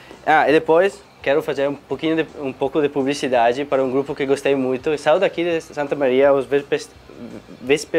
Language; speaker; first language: Portuguese; non-native, fluent; Italian